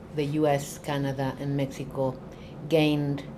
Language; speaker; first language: English; non-native, fluent; Spanish